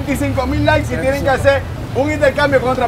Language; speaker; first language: Spanish; native; Spanish